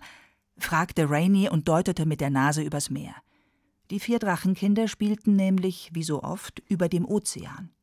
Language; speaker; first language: German; native; German